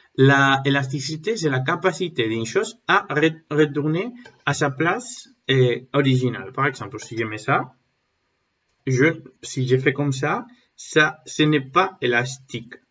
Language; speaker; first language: French; non-native, learner; Spanish